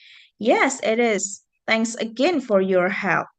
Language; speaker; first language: English; non-native, fluent; Indonesian